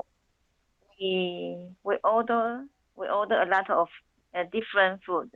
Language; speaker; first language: English; non-native, learner; Chinese